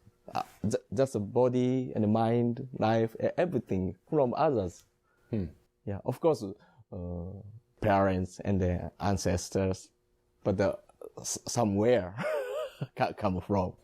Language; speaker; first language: English; non-native, learner; Japanese